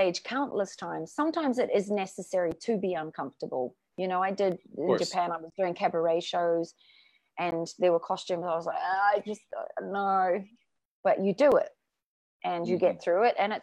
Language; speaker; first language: English; native; English